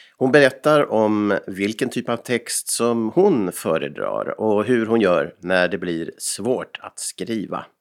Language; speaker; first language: Swedish; native; Swedish